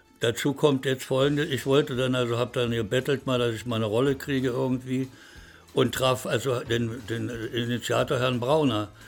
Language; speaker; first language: German; native; German